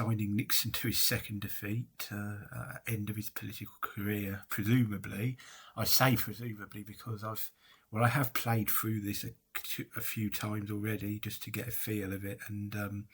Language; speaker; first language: English; native; English